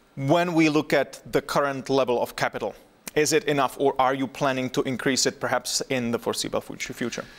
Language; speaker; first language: English; non-native, fluent; Czech